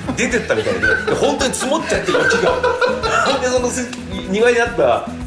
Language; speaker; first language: Japanese; early bilingual, heritage; Japanese